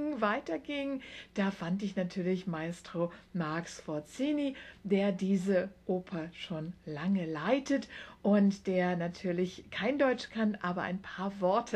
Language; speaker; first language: German; native; German